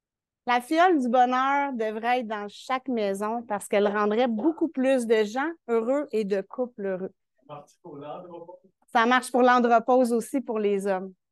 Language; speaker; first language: French; native; French